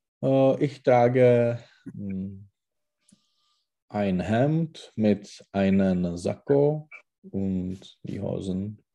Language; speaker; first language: German; non-native, learner; Czech